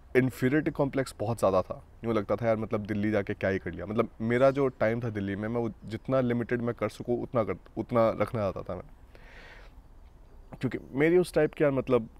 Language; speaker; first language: Hindi; native; Hindi